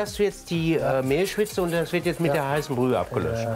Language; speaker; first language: German; native; German